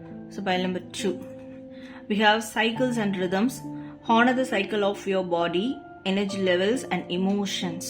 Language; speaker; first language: English; non-native, local second language; Tamil